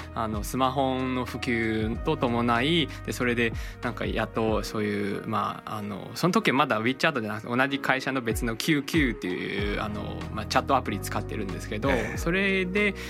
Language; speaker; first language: Japanese; non-native, fluent; Chinese